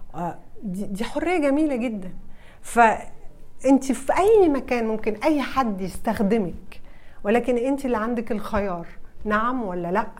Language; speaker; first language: Arabic; early bilingual, heritage; Arabic